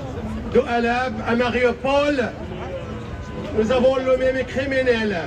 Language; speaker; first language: French; non-native, fluent; Arabic